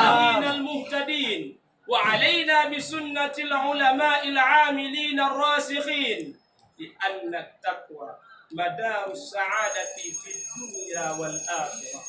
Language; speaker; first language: Arabic; non-native, learner; Achinese